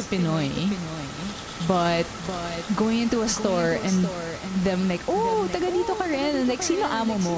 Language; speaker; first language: English; non-native, local second language; Filipino